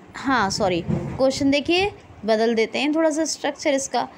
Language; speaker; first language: Hindi; native; Hindi